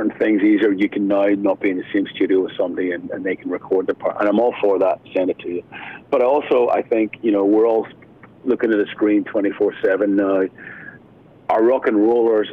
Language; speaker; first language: English; native; English